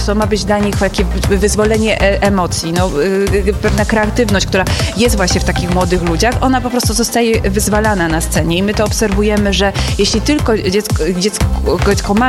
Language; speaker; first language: Polish; native; Polish